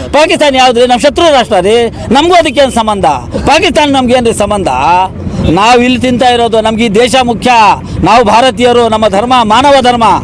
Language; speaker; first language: Kannada; non-native, local second language; Urdu